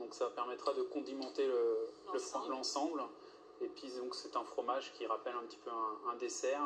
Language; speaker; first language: French; native; French